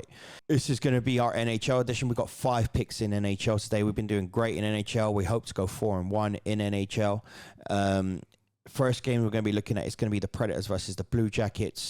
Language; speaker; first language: English; native; English